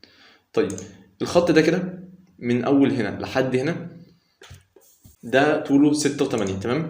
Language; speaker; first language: Arabic; native; Arabic